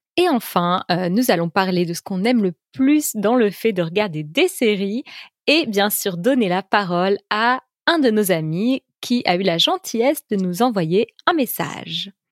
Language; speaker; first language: French; native; French